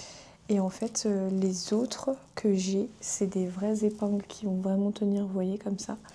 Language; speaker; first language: French; native; French